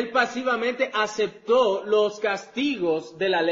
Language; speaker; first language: Spanish; native; Spanish